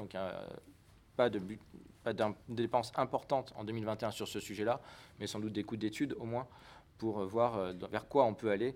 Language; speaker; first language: French; native; French